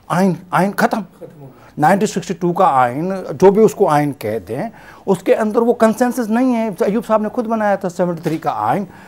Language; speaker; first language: Urdu; non-native, local second language; Sindhi